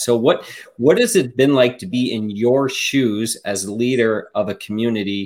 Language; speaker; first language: English; native; English